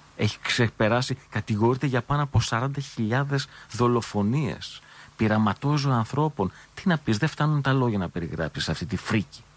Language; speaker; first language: Greek; native; Greek